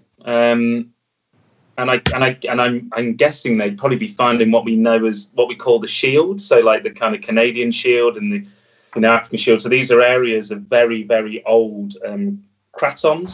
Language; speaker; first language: English; native; English